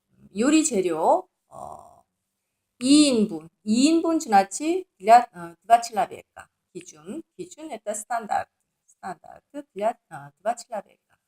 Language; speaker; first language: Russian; non-native, learner; Korean